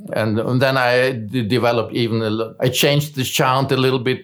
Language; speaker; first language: English; non-native, fluent; German